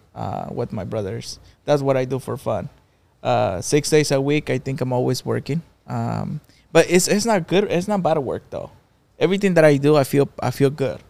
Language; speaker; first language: English; non-native, fluent; Spanish